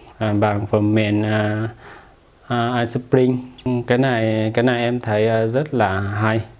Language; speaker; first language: Vietnamese; non-native, fluent; Lao